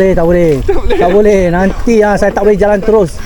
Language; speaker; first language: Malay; non-native, local second language; Chinese